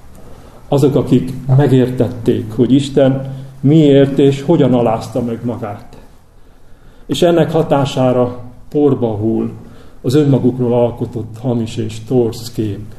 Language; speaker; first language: Hungarian; native; Hungarian